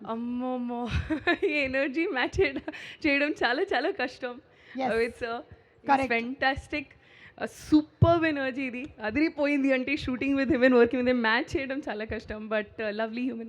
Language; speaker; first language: Telugu; non-native, learner; Hindi